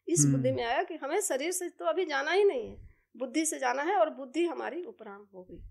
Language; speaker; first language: Hindi; native; Hindi